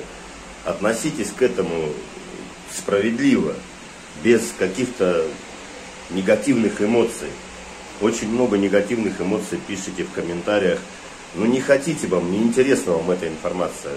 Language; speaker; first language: Russian; native; Russian